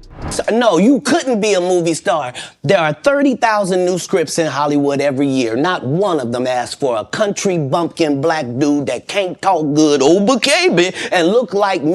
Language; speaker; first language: English; native; English